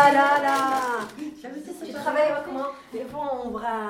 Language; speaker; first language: French; non-native, learner; Arabic